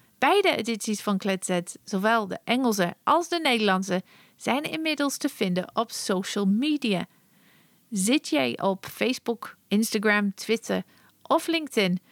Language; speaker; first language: Dutch; non-native, fluent; English